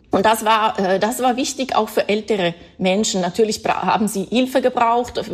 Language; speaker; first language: German; non-native, fluent; Italian